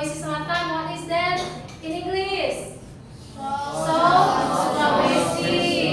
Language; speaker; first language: English; non-native, learner; Indonesian